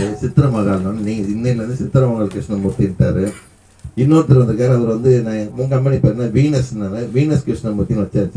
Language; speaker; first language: Tamil; native; Tamil